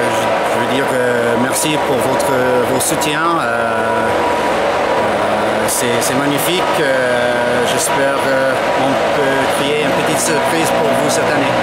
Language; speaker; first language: French; non-native, fluent; English